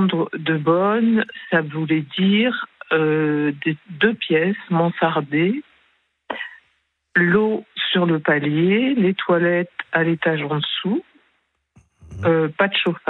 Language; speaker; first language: French; early bilingual, other home language; Spanish